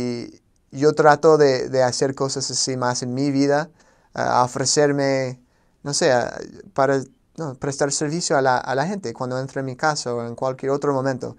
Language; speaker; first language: Spanish; non-native, fluent; English